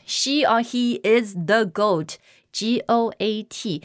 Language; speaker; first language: English; non-native, fluent; Chinese